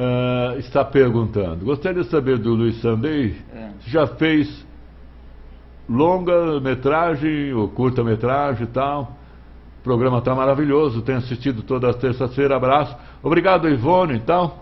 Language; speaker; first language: Portuguese; native; Portuguese